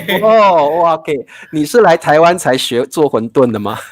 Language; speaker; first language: Chinese; native; Chinese